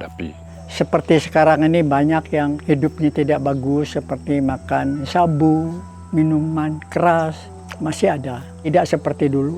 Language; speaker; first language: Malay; non-native, local second language; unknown